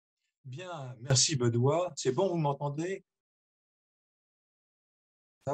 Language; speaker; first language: French; native; French